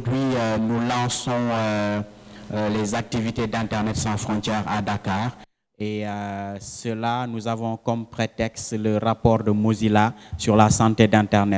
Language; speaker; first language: French; non-native, local second language; Wolof